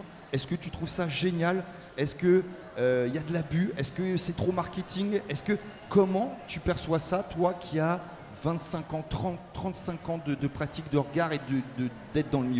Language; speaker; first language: French; native; French